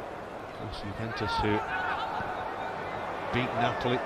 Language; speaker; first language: English; native; English